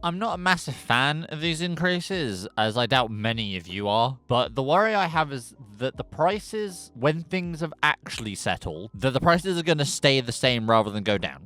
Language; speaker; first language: English; native; English